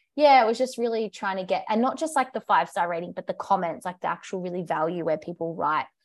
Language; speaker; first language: English; native; English